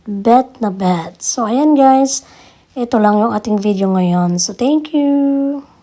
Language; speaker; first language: Filipino; non-native, local second language; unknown